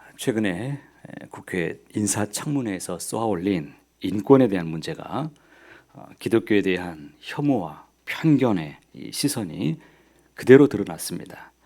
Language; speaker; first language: Korean; native; Korean